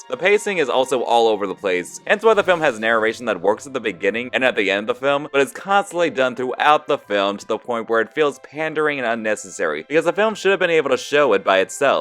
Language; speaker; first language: English; native; English